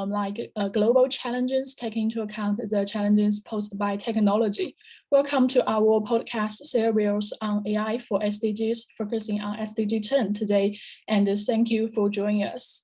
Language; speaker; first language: English; non-native, fluent; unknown